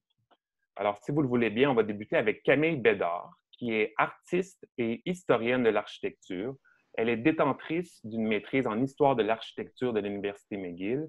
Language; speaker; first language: French; native; French